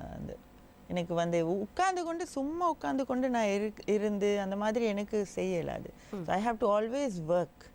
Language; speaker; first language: Tamil; non-native, local second language; Gujarati